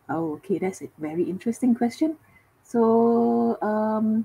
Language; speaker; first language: English; non-native, local second language; Cantonese